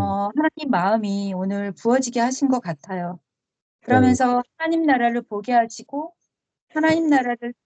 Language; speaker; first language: Korean; native; Korean